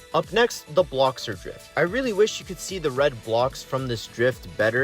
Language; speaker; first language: English; native; English